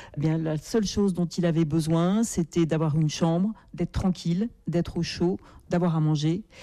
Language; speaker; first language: French; native; French